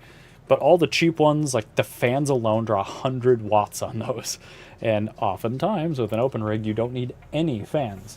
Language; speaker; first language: English; native; English